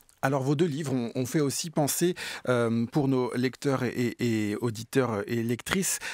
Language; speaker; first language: French; native; French